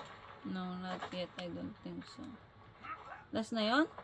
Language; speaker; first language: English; non-native, local second language; Filipino